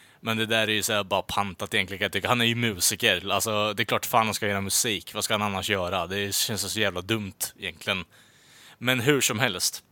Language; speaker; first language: Swedish; native; Swedish